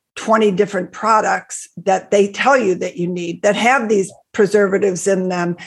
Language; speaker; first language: English; native; English